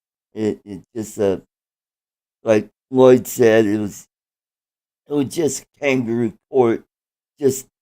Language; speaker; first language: English; native; English